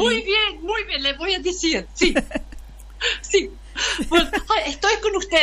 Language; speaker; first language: Spanish; non-native, learner; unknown